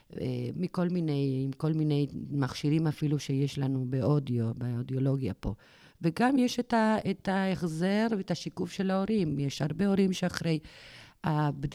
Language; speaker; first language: Hebrew; non-native, fluent; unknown